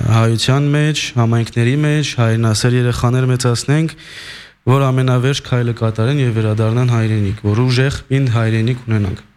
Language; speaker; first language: Armenian; early bilingual, heritage; Armenian